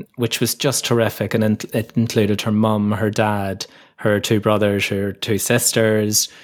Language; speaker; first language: English; native; English